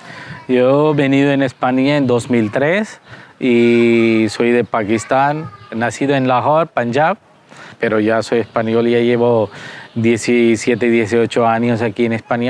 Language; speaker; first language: Spanish; non-native, fluent; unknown